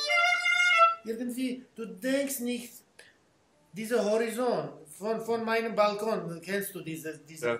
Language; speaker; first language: German; non-native, fluent; Armenian